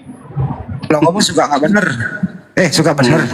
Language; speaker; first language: Indonesian; native; Indonesian